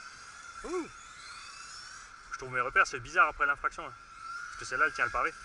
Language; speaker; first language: French; native; French